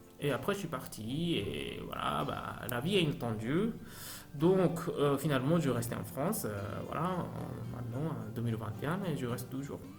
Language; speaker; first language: French; non-native, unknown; Japanese